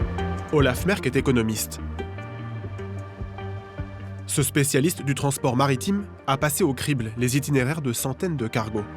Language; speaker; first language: French; native; French